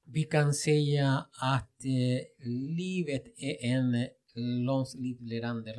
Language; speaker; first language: Swedish; non-native, fluent; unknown